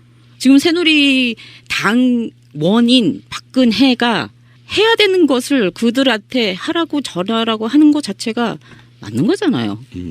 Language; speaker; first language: Korean; native; Korean